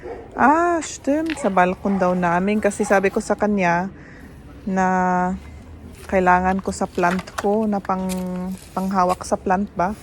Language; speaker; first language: Filipino; native; Filipino